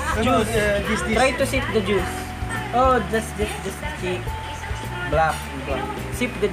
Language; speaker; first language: English; non-native, local second language; Filipino